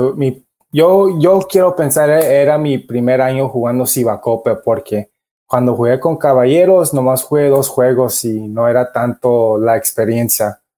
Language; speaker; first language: Spanish; early bilingual, heritage; Spanish